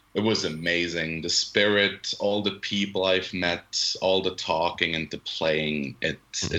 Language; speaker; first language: English; non-native, fluent; Swiss German